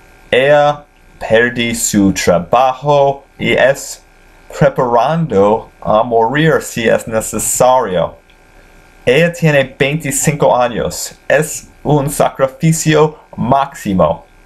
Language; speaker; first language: Spanish; non-native, learner; English